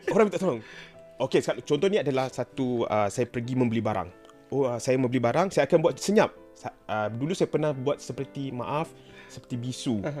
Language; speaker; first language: Malay; native; Malay